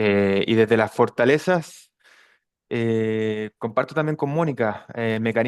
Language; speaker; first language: Spanish; native; Spanish